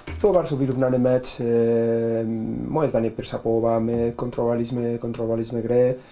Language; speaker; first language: Polish; non-native, learner; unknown